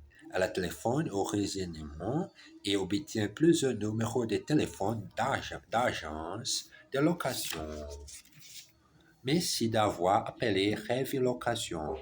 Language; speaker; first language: French; non-native, learner; German